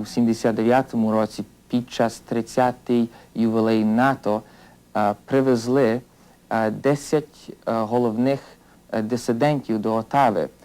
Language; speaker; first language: Ukrainian; early bilingual, heritage; Ukrainian